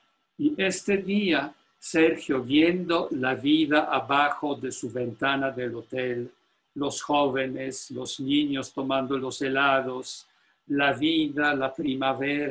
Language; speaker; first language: Spanish; non-native, fluent; Polish